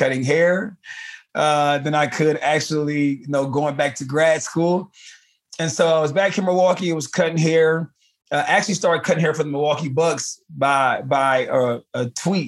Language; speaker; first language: English; native; English